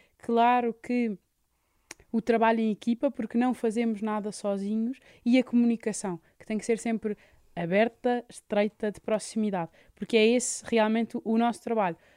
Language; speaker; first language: Portuguese; native; Portuguese